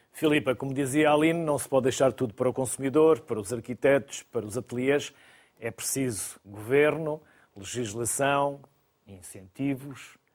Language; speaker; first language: Portuguese; native; Portuguese